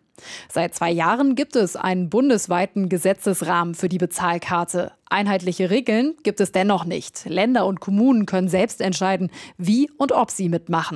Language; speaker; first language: German; native; German